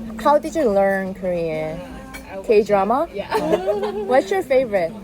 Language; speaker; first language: English; non-native, learner; Korean